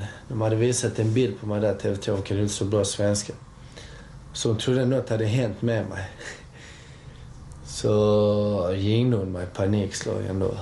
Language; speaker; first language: Swedish; early bilingual, other home language; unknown